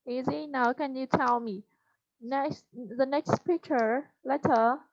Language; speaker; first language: English; non-native, fluent; Vietnamese